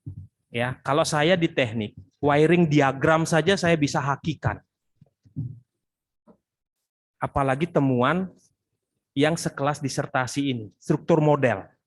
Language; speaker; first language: Indonesian; native; Indonesian